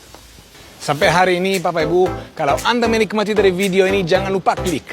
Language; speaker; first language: Indonesian; non-native, fluent; Hebrew